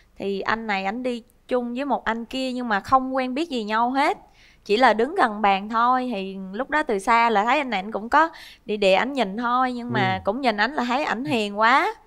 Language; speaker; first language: Vietnamese; native; Vietnamese